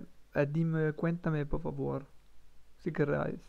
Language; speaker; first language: Spanish; non-native, learner; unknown